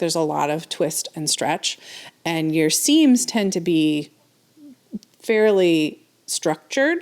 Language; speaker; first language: English; native; English